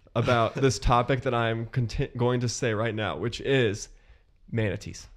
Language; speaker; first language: English; native; English